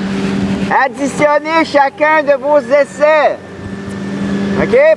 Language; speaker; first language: French; native; French